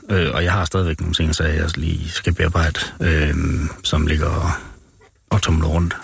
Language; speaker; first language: Danish; native; Danish